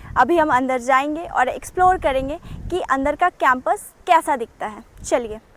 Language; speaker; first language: Hindi; native; Hindi